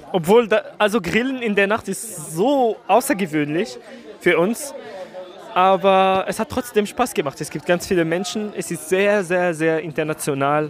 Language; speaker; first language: German; non-native, fluent; Arabic